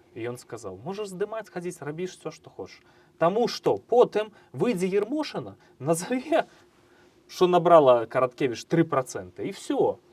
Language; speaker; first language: Belarusian; native; Belarusian